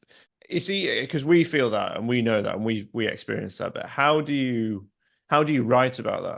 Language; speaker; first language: English; native; English